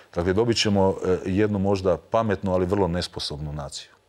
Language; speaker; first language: Croatian; native; Croatian